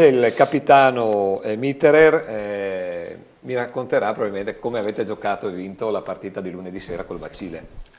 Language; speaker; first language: Italian; native; Italian